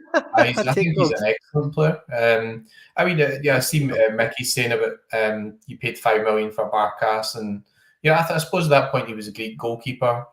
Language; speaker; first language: English; native; English